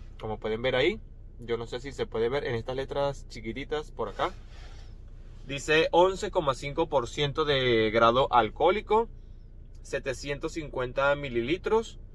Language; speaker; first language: Spanish; native; Spanish